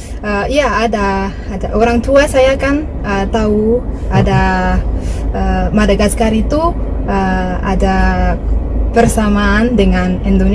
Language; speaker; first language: Indonesian; non-native, learner; Malagasy